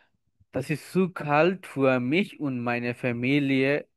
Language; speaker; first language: German; non-native, learner; Bangla